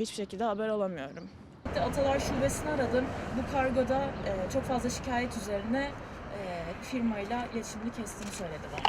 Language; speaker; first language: Turkish; native; Turkish